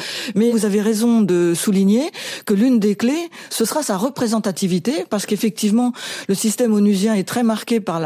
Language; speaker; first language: French; native; French